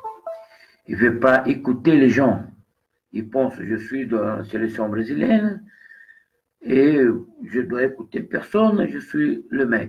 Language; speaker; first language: French; non-native, fluent; Portuguese